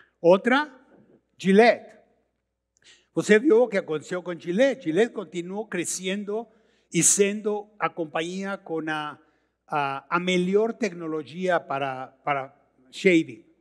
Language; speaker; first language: Portuguese; non-native, learner; Spanish